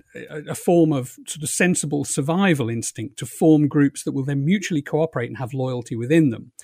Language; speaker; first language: English; native; English